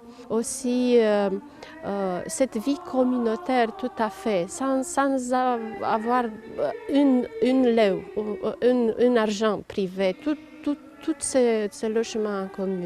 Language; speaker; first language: French; non-native, fluent; Romanian